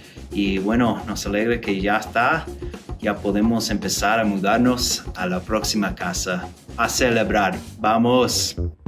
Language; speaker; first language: Spanish; non-native, fluent; English